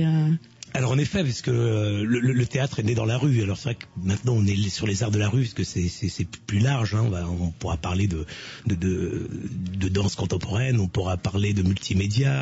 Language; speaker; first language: French; native; French